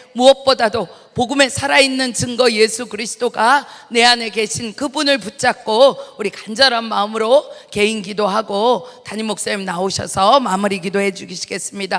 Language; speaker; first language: Korean; native; Korean